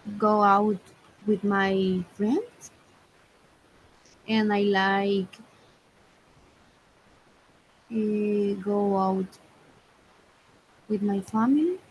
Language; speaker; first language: English; non-native, learner; Spanish